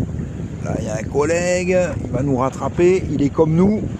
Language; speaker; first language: French; native; French